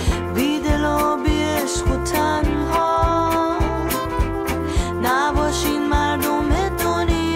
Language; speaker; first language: Persian; early bilingual, heritage; Persian